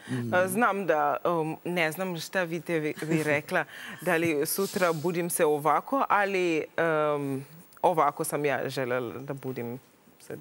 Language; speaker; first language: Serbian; non-native, learner; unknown